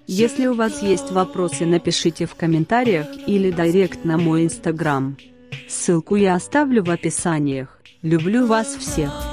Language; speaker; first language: Russian; early bilingual, heritage; Russian